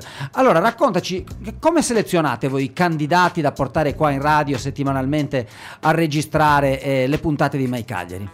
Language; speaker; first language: Italian; native; Italian